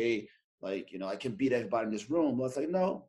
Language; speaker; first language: English; non-native, fluent; Portuguese